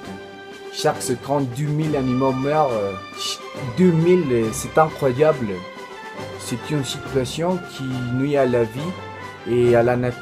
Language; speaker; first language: French; non-native, learner; Spanish